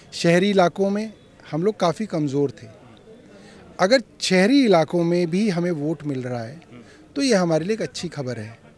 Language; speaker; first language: Hindi; native; Hindi